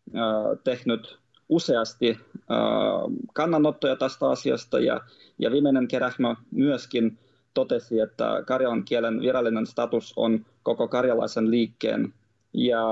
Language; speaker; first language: Finnish; non-native, fluent; Russian